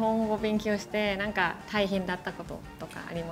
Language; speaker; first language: Japanese; non-native, fluent; Thai